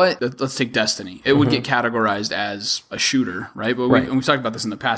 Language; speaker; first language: English; native; English